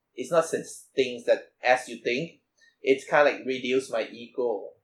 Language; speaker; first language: English; non-native, learner; Thai